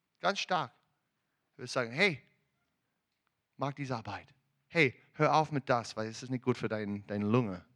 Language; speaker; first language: German; non-native, learner; English